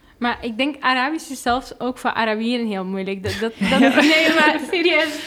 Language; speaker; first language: Dutch; non-native, fluent; Arabic